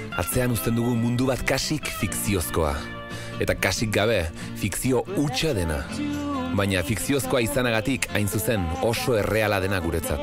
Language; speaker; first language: Basque; native; Basque